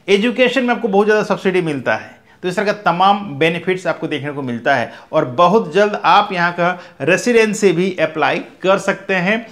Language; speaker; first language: Hindi; native; Hindi